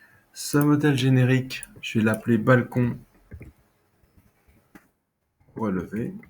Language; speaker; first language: French; native; French